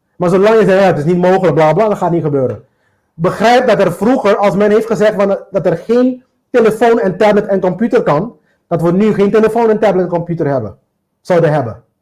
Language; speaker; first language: Dutch; non-native, local second language; Papiamento